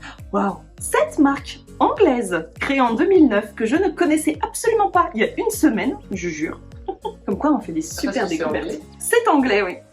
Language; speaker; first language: French; native; French